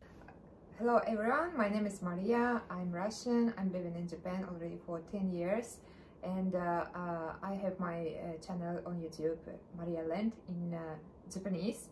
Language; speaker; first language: English; non-native, learner; Russian